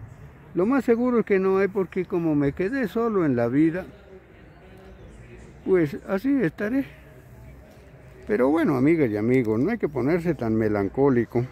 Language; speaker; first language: Spanish; native; Spanish